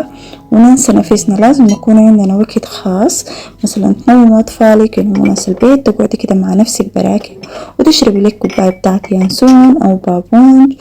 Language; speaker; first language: Arabic; native; Arabic